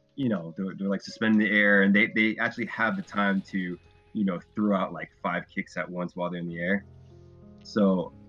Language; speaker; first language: English; native; English